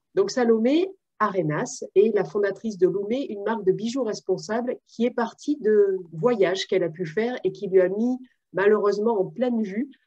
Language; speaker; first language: French; native; French